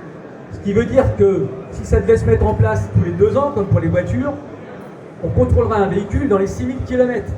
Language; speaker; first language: French; native; French